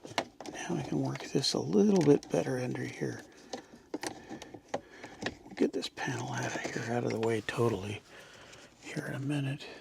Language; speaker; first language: English; native; English